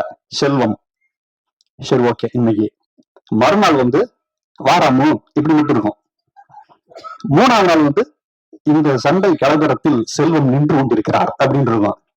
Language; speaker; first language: Tamil; native; Tamil